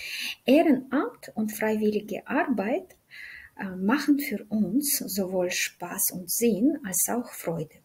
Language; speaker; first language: German; non-native, fluent; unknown